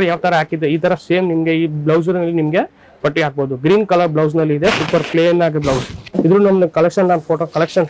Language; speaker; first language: Kannada; non-native, fluent; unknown